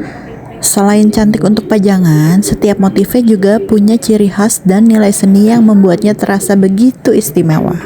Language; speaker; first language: Indonesian; native; Indonesian